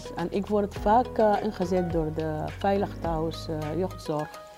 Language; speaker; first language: Dutch; non-native, learner; Arabic